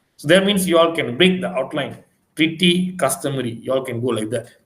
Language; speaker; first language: English; non-native, local second language; Malay